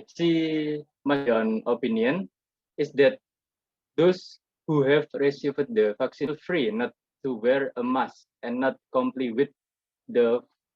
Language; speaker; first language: English; non-native, learner; Indonesian